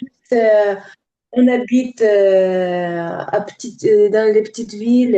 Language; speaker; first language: French; non-native, learner; Ukrainian